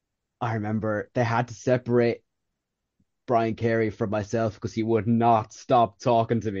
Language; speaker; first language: English; native; English